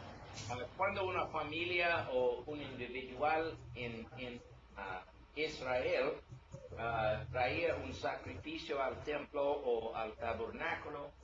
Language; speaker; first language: Spanish; non-native, learner; English